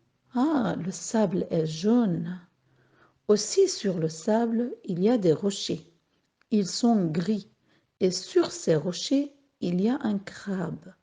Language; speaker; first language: French; non-native, local second language; Arabic